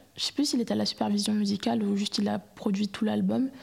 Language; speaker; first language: French; native; French